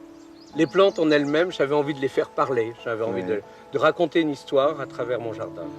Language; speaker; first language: French; native; French